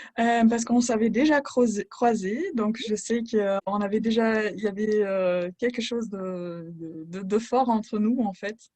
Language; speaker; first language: French; non-native, fluent; German